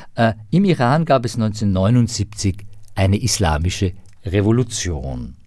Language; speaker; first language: German; non-native, fluent; Persian